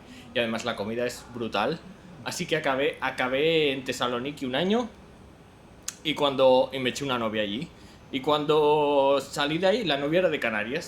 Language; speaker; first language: Spanish; native; Spanish